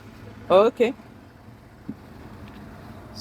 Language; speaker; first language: English; non-native, learner; French